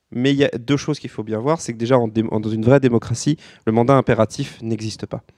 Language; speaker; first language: French; native; French